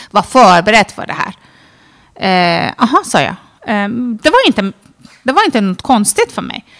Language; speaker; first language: Swedish; non-native, fluent; Persian